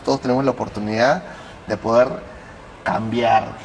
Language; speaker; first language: Spanish; native; Spanish